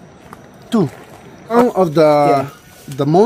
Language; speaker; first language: English; non-native, learner; Spanish